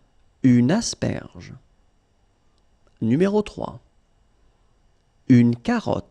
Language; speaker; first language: French; native; French